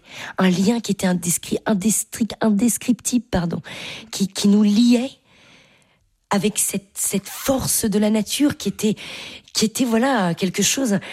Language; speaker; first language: French; native; French